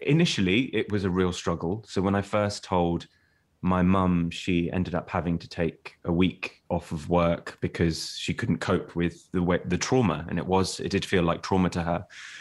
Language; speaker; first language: English; native; English